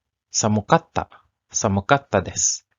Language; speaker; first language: Japanese; non-native, learner; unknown